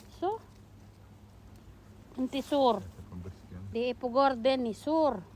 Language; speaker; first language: Swedish; non-native, learner; Cebuano